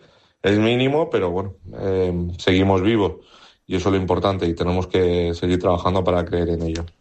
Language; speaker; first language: Spanish; native; Spanish